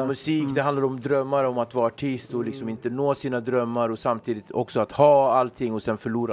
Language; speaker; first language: Swedish; native; Swedish